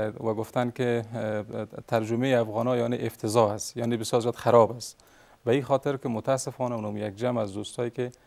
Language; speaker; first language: Persian; native; Persian